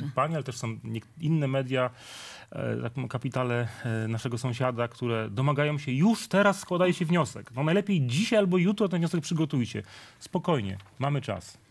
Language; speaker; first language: Polish; native; Polish